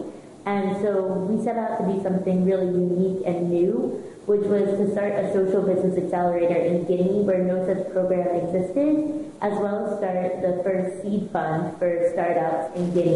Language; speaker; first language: English; native; English